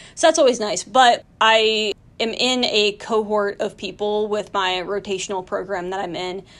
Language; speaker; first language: English; native; English